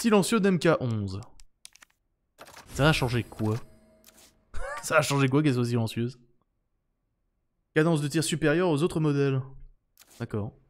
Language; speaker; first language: French; native; French